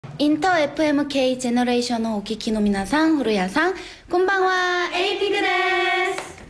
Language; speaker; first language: Japanese; non-native, learner; Korean